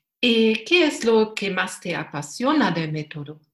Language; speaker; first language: Spanish; non-native, learner; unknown